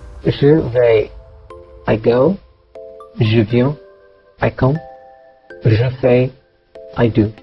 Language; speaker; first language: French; non-native, fluent; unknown